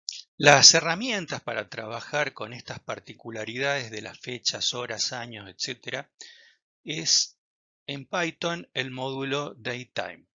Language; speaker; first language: Spanish; native; Spanish